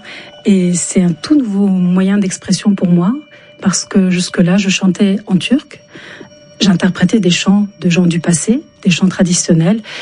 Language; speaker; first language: French; non-native, local second language; Turkish